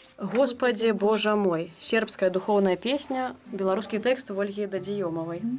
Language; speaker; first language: Belarusian; native; Belarusian